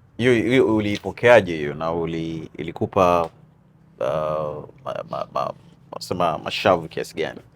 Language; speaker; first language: Swahili; native; Swahili